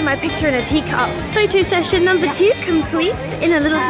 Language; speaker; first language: English; native; English